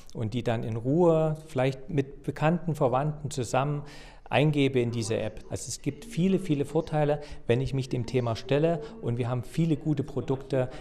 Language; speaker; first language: German; native; German